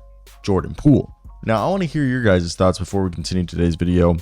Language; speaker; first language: English; native; English